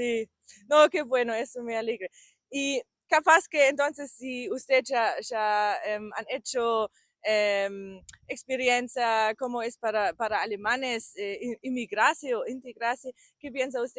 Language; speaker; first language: Spanish; non-native, learner; German